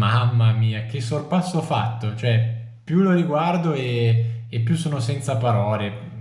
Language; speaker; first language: Italian; native; Italian